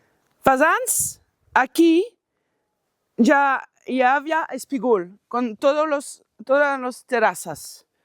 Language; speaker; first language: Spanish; non-native, local second language; Catalan